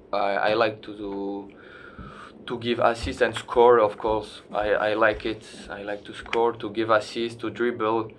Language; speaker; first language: English; non-native, learner; French